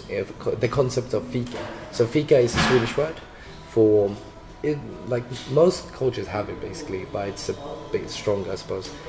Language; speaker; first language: English; non-native, fluent; Swedish